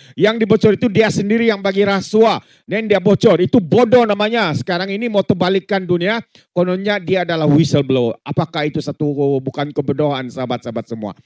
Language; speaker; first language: Malay; native; Malay